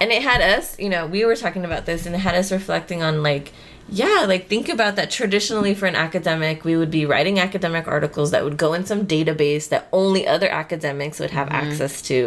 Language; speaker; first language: English; early bilingual, other home language; Spanish